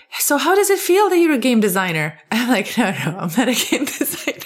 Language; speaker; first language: English; non-native, fluent; Arabic